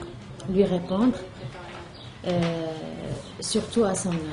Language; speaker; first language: French; non-native, local second language; Arabic